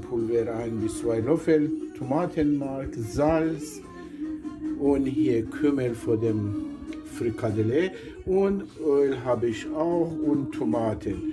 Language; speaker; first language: German; non-native, learner; Persian